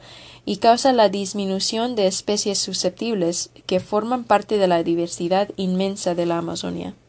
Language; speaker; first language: Spanish; non-native, fluent; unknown